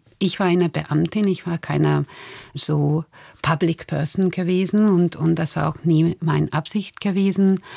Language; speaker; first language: German; non-native, fluent; Hungarian